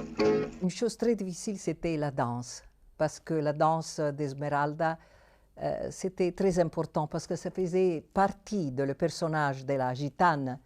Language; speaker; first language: French; non-native, fluent; Italian